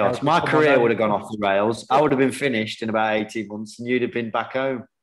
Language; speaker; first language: English; native; English